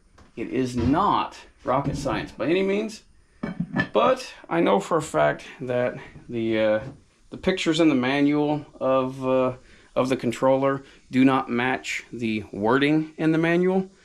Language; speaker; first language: English; native; English